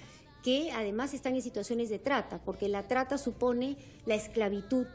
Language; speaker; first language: Spanish; native; Spanish